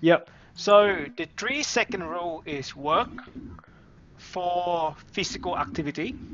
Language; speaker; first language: English; non-native, fluent; Vietnamese